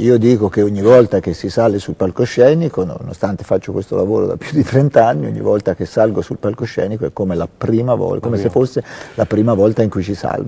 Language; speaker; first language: Italian; native; Italian